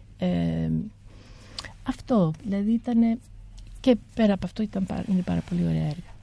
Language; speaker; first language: Greek; early bilingual, heritage; Greek